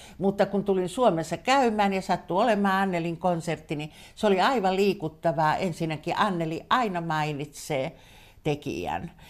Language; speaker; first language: Finnish; native; Finnish